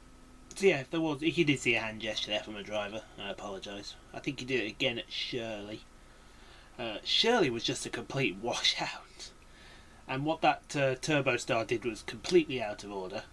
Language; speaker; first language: English; native; English